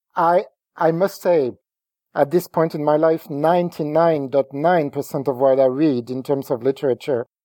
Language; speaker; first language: English; non-native, fluent; French